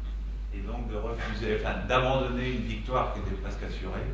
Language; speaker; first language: French; native; French